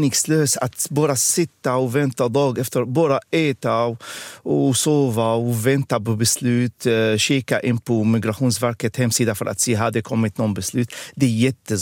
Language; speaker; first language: Swedish; non-native, fluent; Arabic